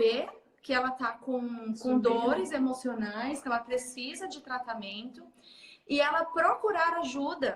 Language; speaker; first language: Portuguese; native; Portuguese